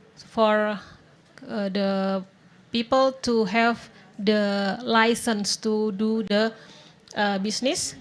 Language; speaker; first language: English; non-native, fluent; Indonesian